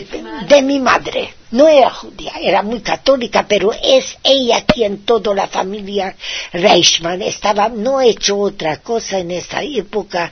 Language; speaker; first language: Spanish; non-native, fluent; Hungarian